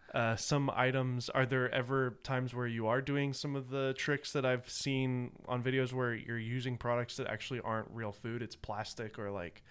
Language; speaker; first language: English; native; English